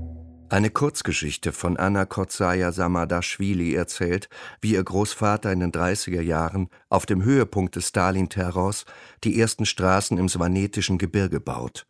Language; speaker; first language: German; native; German